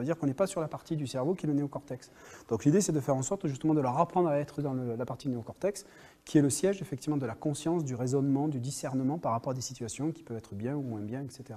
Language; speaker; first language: French; native; French